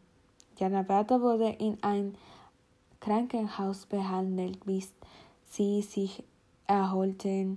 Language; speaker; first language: German; non-native, learner; Spanish